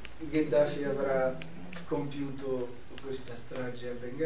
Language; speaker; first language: Italian; non-native, fluent; Arabic